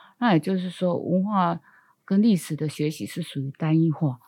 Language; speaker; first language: Chinese; native; Chinese